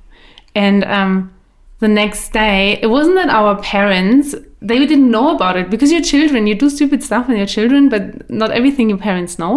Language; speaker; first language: English; early bilingual, other home language; German